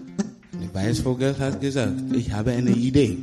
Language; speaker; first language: German; non-native, learner; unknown